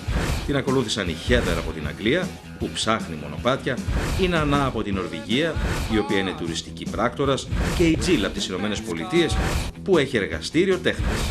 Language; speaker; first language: Greek; native; Greek